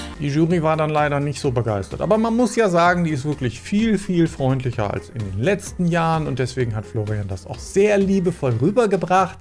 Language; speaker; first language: German; native; German